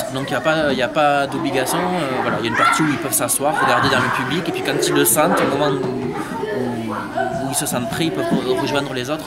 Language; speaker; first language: French; native; French